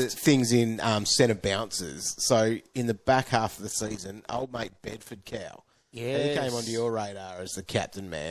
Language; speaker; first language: English; native; English